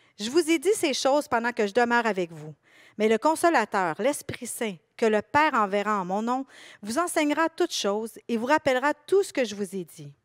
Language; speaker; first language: French; native; French